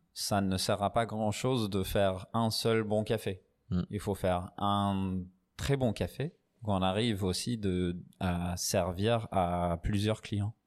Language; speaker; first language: French; non-native, fluent; English